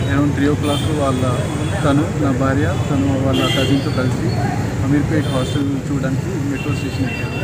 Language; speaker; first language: Telugu; native; Telugu